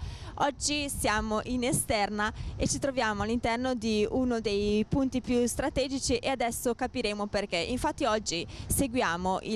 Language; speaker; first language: Italian; native; Italian